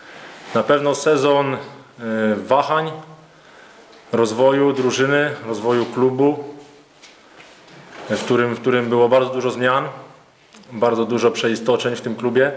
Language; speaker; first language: Polish; native; Polish